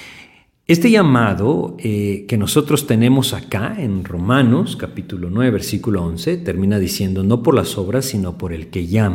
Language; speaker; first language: Spanish; native; Spanish